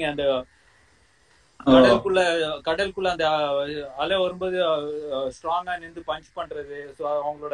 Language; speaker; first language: Tamil; native; Tamil